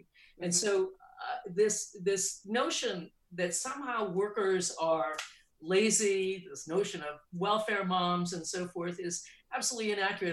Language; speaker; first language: English; native; English